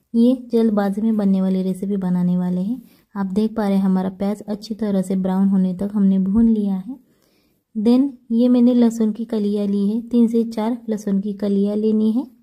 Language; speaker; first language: Hindi; non-native, local second language; Marathi